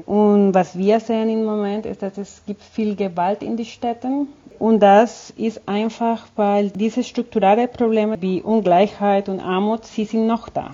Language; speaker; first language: German; non-native, fluent; Spanish